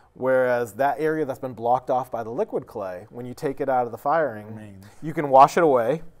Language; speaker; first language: English; native; English